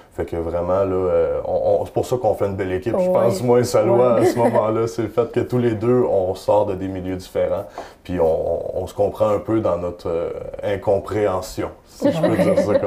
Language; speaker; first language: French; native; French